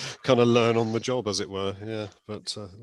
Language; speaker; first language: English; native; English